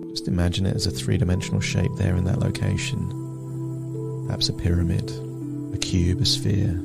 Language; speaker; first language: English; native; English